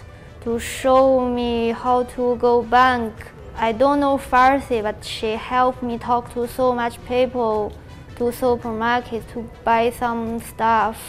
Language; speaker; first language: English; non-native, learner; Chinese